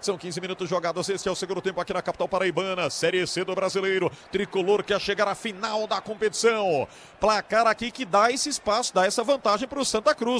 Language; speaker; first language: Portuguese; native; Portuguese